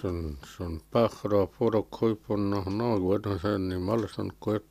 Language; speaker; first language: Spanish; non-native, local second language; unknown